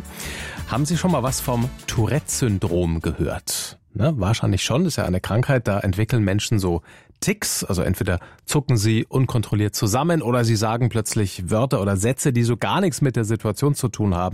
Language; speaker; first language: German; native; German